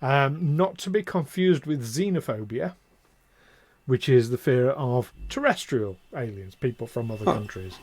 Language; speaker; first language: English; native; English